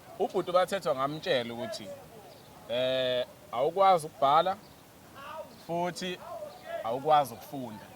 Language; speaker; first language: Zulu; native; Zulu